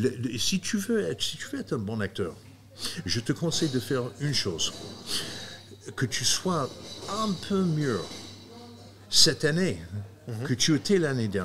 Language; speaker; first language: French; non-native, fluent; English